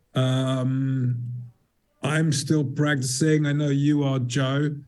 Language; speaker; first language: English; native; English